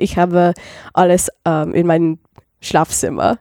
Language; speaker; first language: German; non-native, learner; English